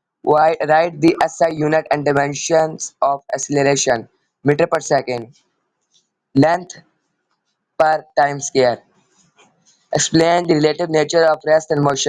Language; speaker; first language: English; non-native, local second language; Urdu